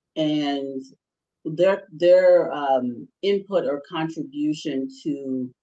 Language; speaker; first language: English; early bilingual, other home language; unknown